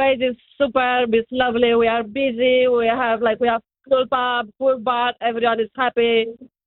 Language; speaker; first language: English; non-native, learner; Romanian